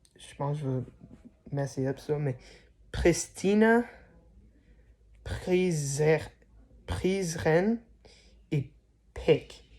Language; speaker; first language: French; non-native, learner; English